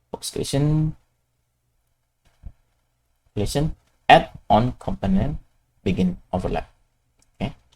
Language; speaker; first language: English; non-native, fluent; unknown